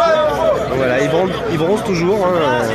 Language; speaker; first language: French; native; French